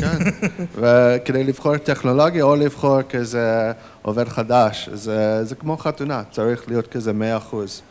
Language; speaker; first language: Hebrew; non-native, fluent; English